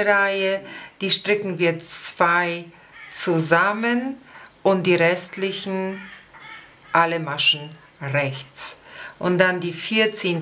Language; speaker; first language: German; non-native, fluent; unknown